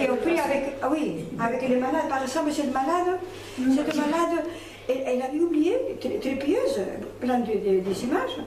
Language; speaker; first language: French; non-native, fluent; Spanish